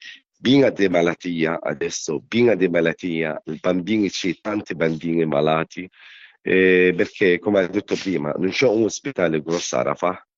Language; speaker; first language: Italian; non-native, learner; Arabic